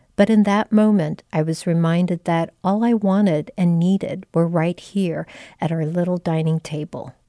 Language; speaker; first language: English; non-native, local second language; Filipino